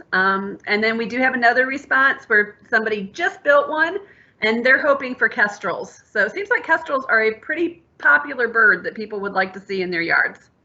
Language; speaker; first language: English; native; English